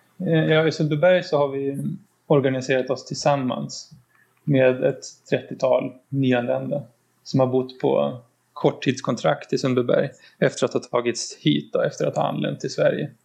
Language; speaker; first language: Swedish; native; Swedish